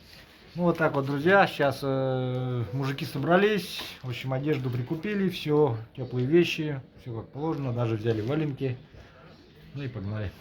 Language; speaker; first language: Russian; native; Russian